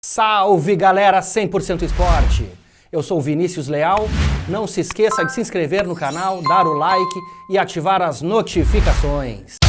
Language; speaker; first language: Portuguese; native; Portuguese